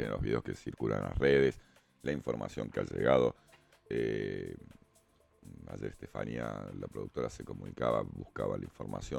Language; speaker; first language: Spanish; native; Spanish